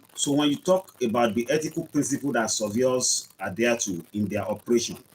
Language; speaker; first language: English; non-native, local second language; Yoruba